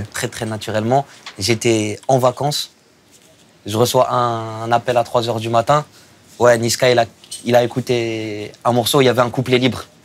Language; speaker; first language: French; non-native, local second language; Arabic